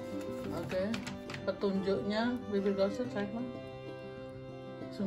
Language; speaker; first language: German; non-native, learner; Indonesian